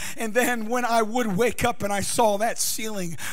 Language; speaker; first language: English; native; English